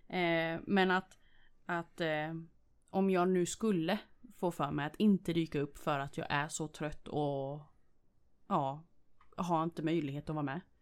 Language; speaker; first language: Swedish; early bilingual, other home language; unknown